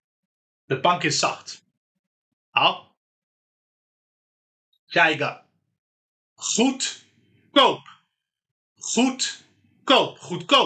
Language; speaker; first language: Dutch; non-native, fluent; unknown